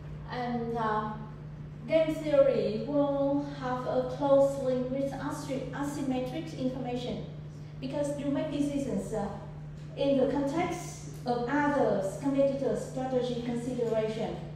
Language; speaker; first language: English; non-native, fluent; Vietnamese